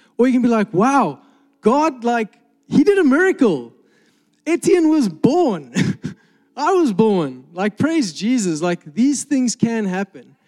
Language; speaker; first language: English; native; English